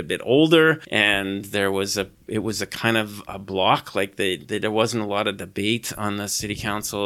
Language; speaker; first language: English; native; English